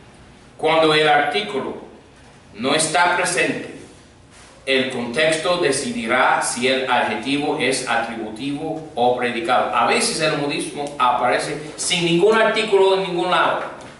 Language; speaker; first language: Spanish; non-native, fluent; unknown